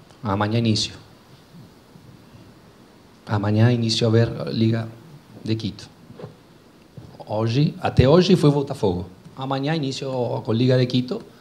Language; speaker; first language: Portuguese; non-native, fluent; Spanish